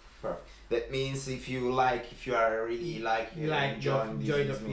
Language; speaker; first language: English; non-native, fluent; Italian